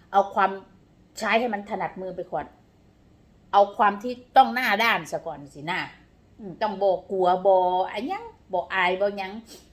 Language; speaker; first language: Thai; non-native, local second language; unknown